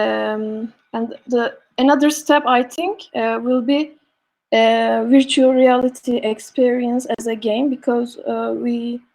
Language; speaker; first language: English; non-native, learner; Turkish